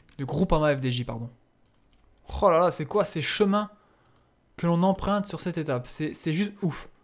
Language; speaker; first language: French; native; French